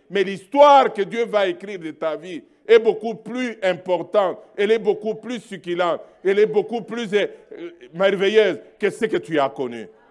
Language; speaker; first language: French; non-native, local second language; Luba-Lulua